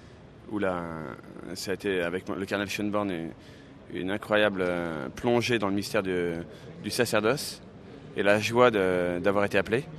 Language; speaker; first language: French; native; French